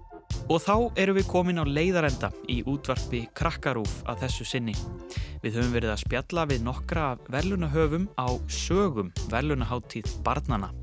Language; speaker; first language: Icelandic; native; Icelandic